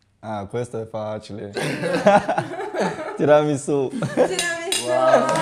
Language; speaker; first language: Italian; non-native, learner; Portuguese